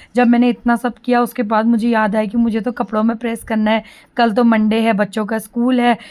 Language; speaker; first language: Hindi; native; Hindi